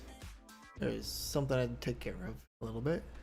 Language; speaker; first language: English; native; English